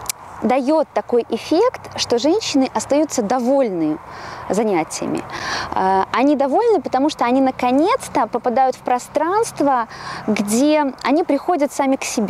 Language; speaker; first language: Russian; native; Russian